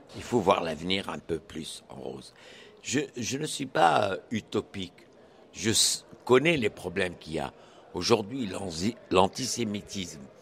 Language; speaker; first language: French; non-native, local second language; Arabic